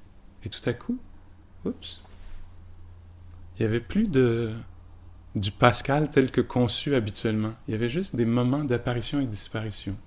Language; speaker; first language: French; native; French